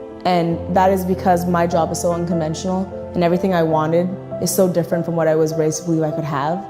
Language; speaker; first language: English; native; English